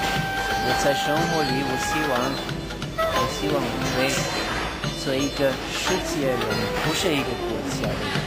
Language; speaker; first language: Chinese; non-native, fluent; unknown